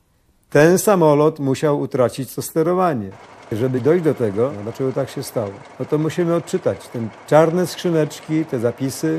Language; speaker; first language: Polish; native; Polish